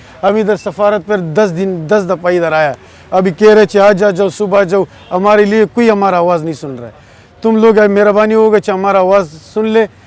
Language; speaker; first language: Hindi; non-native, fluent; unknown